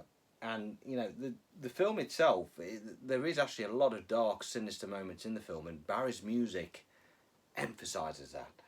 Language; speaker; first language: English; native; English